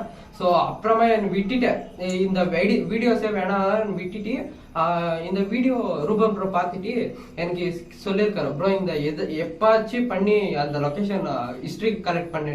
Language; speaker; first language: Tamil; non-native, local second language; Kannada